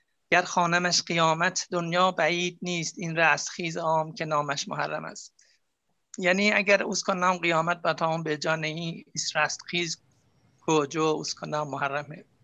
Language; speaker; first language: Persian; non-native, local second language; Azerbaijani